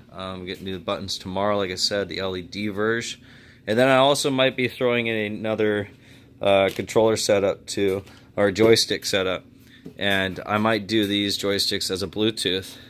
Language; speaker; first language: English; native; English